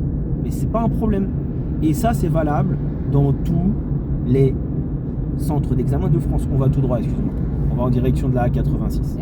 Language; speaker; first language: French; native; French